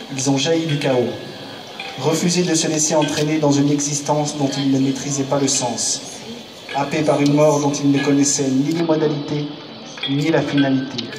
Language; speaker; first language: French; native; French